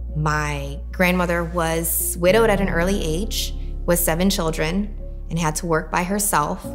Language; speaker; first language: English; native; English